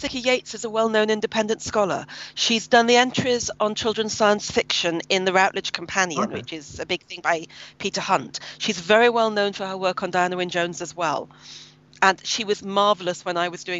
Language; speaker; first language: English; native; English